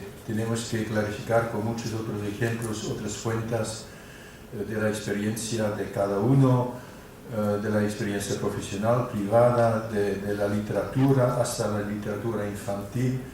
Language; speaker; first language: Spanish; non-native, fluent; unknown